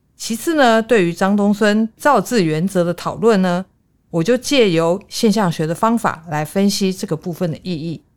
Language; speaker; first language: Chinese; native; Chinese